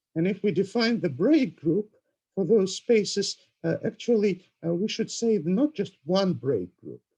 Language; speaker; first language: English; non-native, fluent; Russian